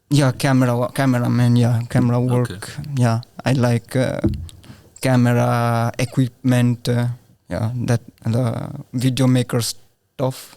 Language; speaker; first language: English; non-native, learner; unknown